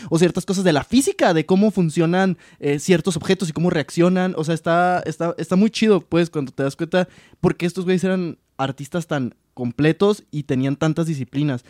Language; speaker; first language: Spanish; native; Spanish